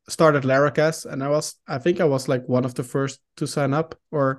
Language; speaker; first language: English; non-native, fluent; Dutch